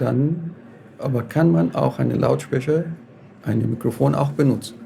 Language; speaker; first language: German; non-native, fluent; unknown